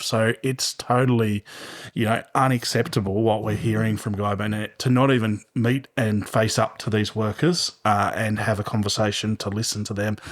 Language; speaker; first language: English; native; English